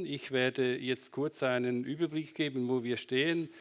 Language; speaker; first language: German; native; German